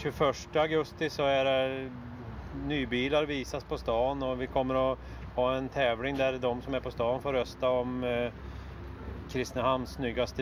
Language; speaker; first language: Swedish; native; Swedish